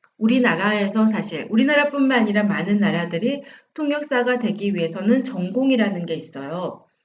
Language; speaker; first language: Korean; native; Korean